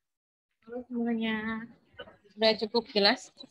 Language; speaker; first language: Indonesian; native; Indonesian